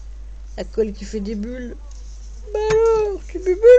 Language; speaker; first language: French; native; French